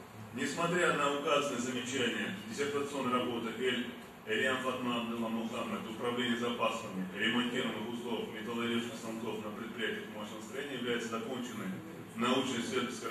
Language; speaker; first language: Russian; native; Russian